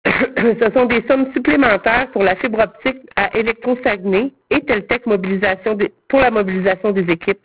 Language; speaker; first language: French; native; French